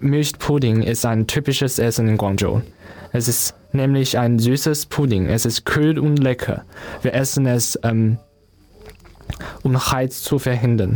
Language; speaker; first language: German; non-native, learner; Chinese